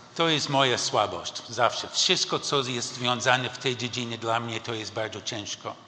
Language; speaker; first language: Polish; non-native, learner; English